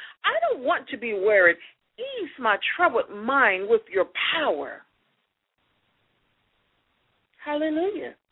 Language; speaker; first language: English; native; English